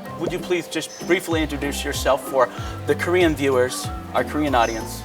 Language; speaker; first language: English; native; English